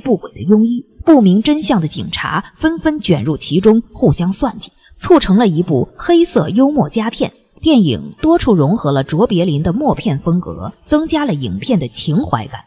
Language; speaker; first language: Chinese; native; Chinese